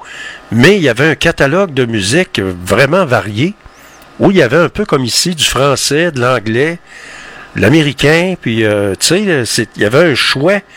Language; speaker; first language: French; native; French